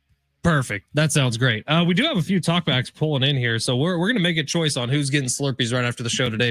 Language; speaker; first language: English; native; English